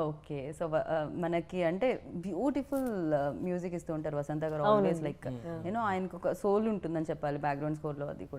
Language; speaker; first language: Telugu; native; Telugu